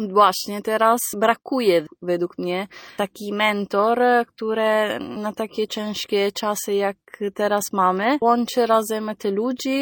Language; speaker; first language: Polish; non-native, fluent; Italian